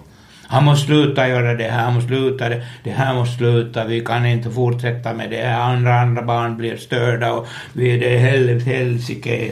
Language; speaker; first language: Swedish; non-native, local second language; Finnish